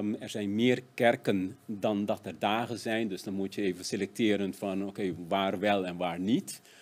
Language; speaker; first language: Dutch; non-native, local second language; Papiamento